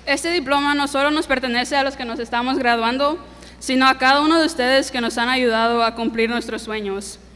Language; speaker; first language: Spanish; early bilingual, heritage; Spanish